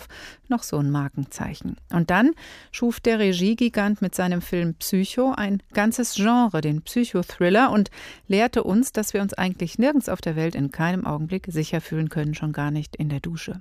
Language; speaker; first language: German; native; German